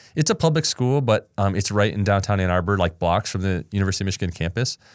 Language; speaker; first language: English; native; English